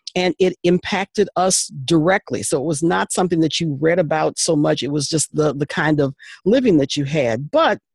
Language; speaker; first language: English; native; English